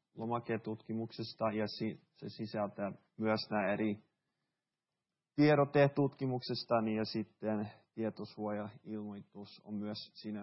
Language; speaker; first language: Finnish; early bilingual, heritage; Finnish